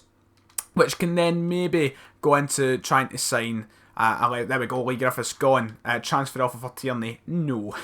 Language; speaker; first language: English; native; English